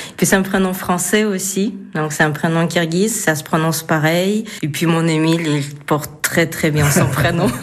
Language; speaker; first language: French; non-native, fluent; Kyrgyz